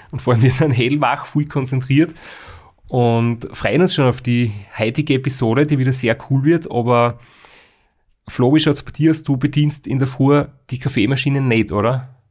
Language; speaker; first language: German; native; German